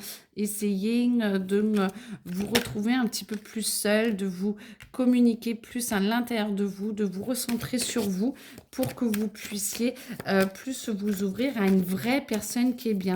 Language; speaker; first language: French; native; French